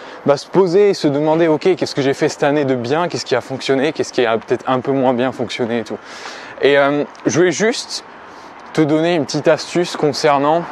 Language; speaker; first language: French; native; French